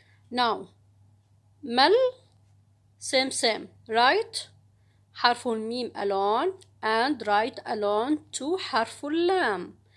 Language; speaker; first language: English; non-native, learner; Arabic